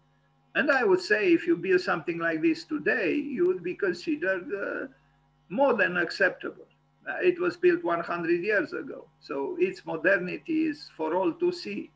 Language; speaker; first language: English; non-native, fluent; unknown